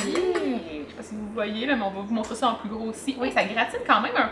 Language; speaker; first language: French; native; French